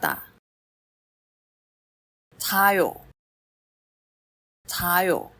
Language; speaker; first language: Korean; non-native, fluent; Chinese